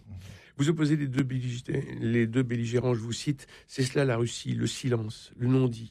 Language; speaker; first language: French; native; French